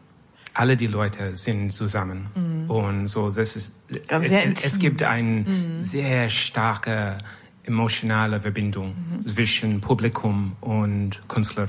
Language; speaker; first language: German; non-native, learner; French